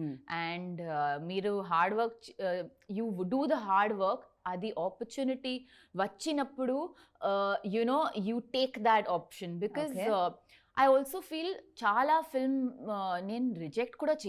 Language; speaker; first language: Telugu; non-native, learner; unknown